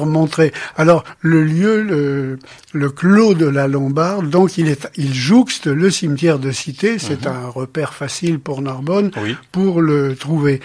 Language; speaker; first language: French; native; French